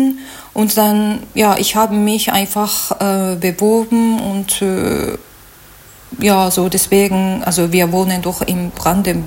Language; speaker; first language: German; non-native, learner; Japanese